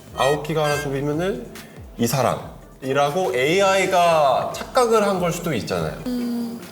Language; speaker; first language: Korean; non-native, fluent; Finnish